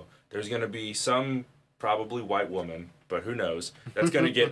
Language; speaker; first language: English; native; English